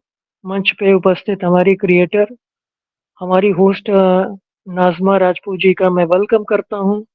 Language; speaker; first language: Hindi; native; Hindi